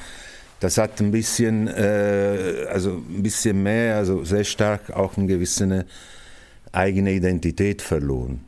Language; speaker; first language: German; non-native, fluent; Italian